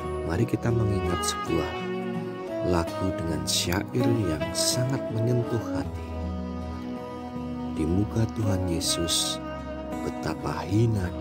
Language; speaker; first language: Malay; non-native, local second language; Javanese